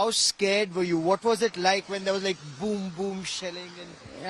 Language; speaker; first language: English; non-native, local second language; Hindi